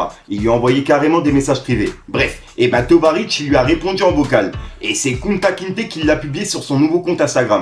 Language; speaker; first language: French; native; French